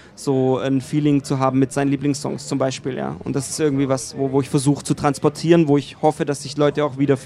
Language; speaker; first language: German; native; German